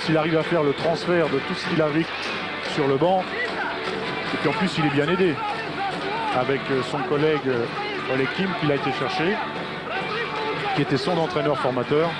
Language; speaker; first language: French; native; French